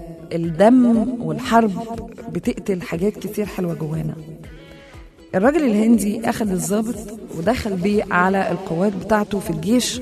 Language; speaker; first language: Arabic; native; Arabic